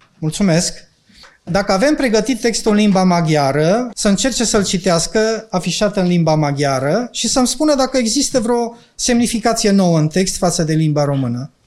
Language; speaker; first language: Romanian; non-native, local second language; Ukrainian